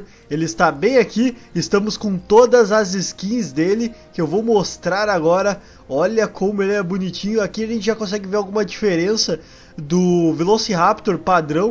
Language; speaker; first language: Portuguese; native; Portuguese